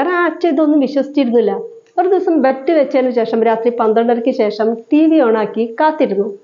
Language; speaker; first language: Malayalam; native; Malayalam